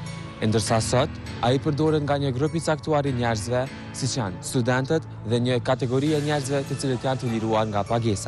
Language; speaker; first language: Albanian; native; Albanian